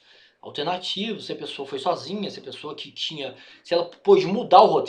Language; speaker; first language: Portuguese; native; Portuguese